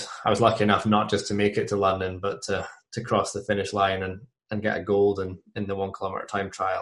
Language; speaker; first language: English; native; English